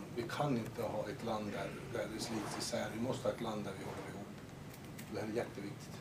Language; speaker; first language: Swedish; native; Swedish